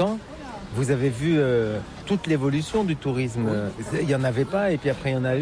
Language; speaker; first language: French; native; French